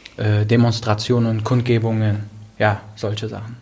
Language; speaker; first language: German; native; German